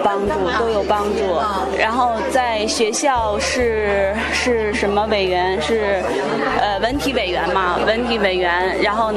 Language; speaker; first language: Chinese; native; Chinese